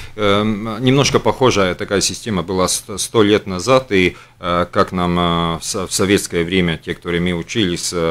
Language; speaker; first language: Russian; non-native, local second language; Latvian